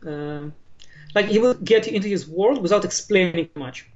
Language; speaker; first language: English; non-native, fluent; Hebrew